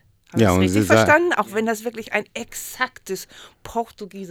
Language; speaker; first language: German; native; German